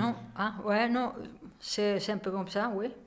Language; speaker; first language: French; non-native, learner; Spanish